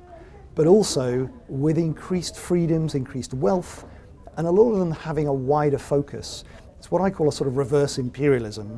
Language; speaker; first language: English; native; English